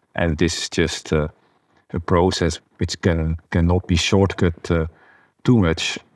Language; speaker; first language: English; non-native, fluent; Dutch